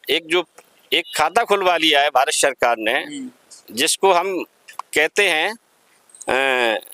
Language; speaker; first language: Hindi; native; Hindi